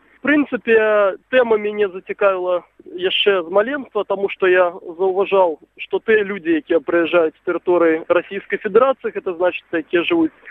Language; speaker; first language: Belarusian; native; Belarusian